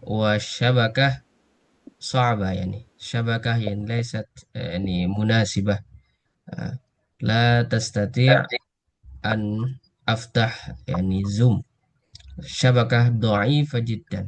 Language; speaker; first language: Arabic; non-native, fluent; Indonesian